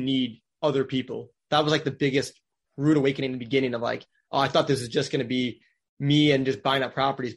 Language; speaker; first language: English; native; English